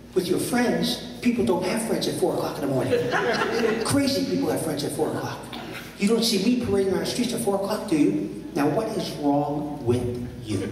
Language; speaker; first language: English; native; English